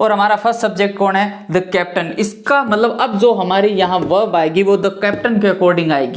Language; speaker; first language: Hindi; native; Hindi